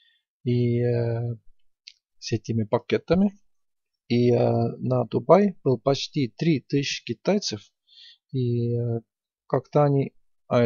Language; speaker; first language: Russian; non-native, fluent; Estonian